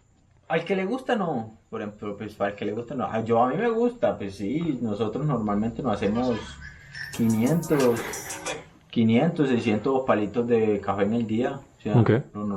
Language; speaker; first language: Spanish; native; Spanish